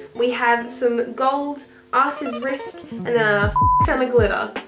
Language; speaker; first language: English; native; English